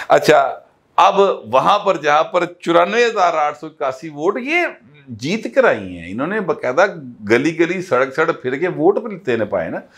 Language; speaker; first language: Urdu; non-native, local second language; Punjabi